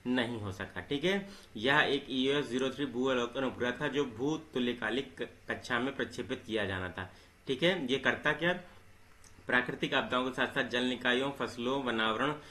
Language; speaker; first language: Hindi; native; Hindi